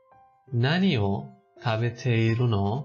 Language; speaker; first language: Japanese; non-native, fluent; Persian